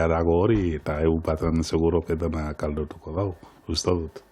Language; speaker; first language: Basque; non-native, learner; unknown